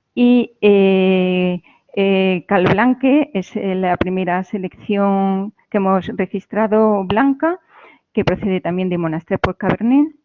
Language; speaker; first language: Spanish; native; Spanish